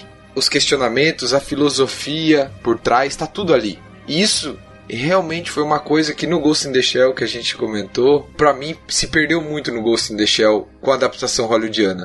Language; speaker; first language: Portuguese; native; Portuguese